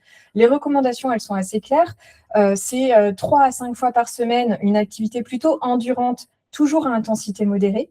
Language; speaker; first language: French; native; French